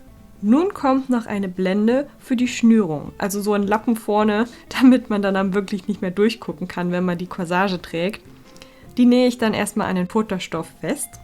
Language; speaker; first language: German; native; German